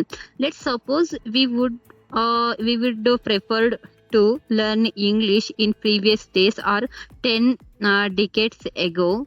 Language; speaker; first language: English; non-native, learner; Kannada